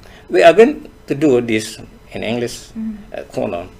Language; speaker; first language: English; non-native, fluent; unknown